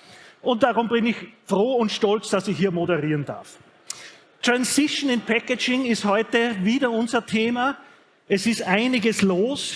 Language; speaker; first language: German; native; German